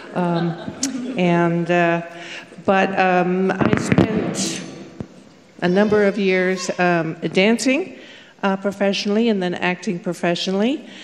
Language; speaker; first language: English; native; English